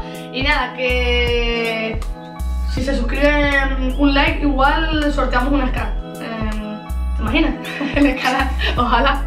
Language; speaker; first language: Spanish; native; Spanish